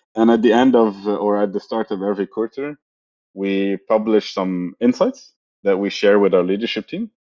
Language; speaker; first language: English; non-native, fluent; Arabic